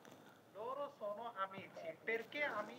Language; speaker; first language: Italian; non-native, fluent; Bangla